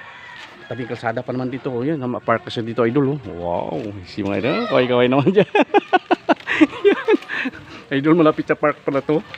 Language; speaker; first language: Filipino; native; Filipino